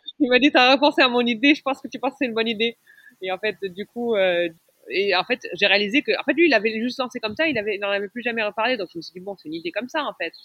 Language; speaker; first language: French; non-native, local second language; Arabic